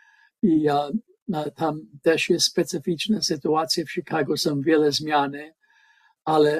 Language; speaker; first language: Polish; non-native, learner; English